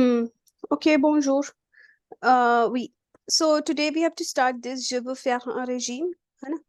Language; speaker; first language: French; non-native, fluent; Hindi